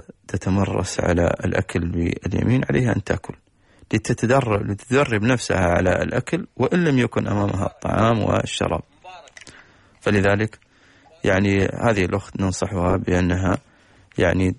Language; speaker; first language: Arabic; native; Arabic